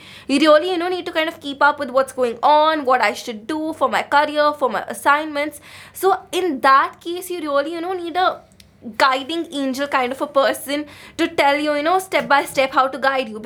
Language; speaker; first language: English; non-native, local second language; Hindi